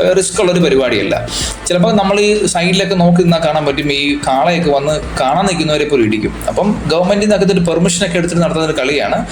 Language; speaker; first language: Malayalam; native; Malayalam